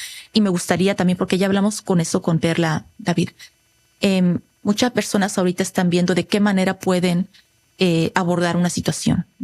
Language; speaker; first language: Spanish; native; Spanish